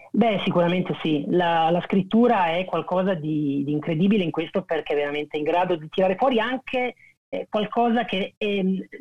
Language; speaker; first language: Italian; native; Italian